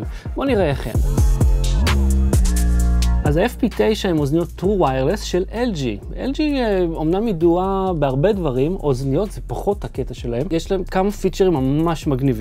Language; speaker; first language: Hebrew; native; Hebrew